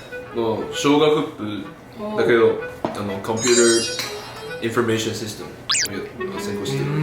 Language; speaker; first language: Japanese; non-native, fluent; Chinese